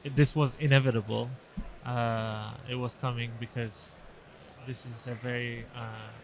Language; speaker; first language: English; non-native, fluent; Turkish